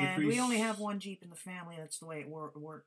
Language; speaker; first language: English; native; English